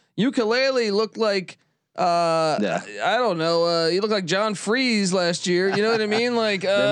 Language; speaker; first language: English; native; English